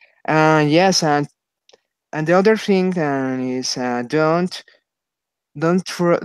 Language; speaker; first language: English; non-native, learner; Spanish